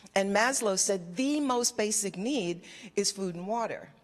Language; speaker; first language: English; native; English